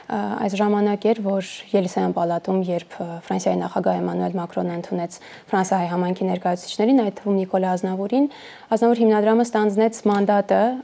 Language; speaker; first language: Armenian; native; Armenian